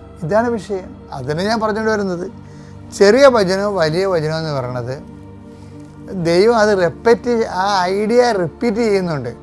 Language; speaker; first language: Malayalam; native; Malayalam